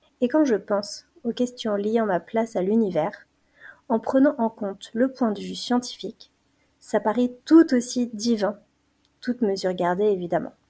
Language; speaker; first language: French; native; French